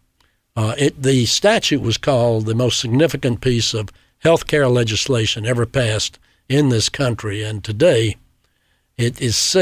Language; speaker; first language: English; native; English